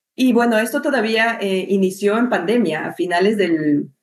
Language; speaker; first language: Spanish; native; Spanish